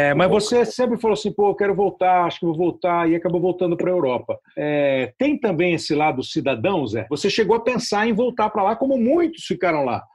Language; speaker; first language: Portuguese; native; Portuguese